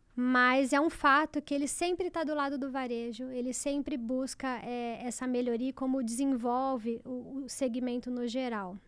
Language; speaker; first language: Portuguese; native; Portuguese